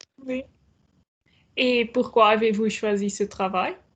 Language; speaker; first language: French; non-native, learner; Dutch